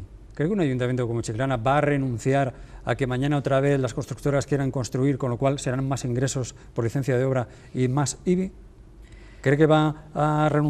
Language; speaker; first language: Spanish; native; Spanish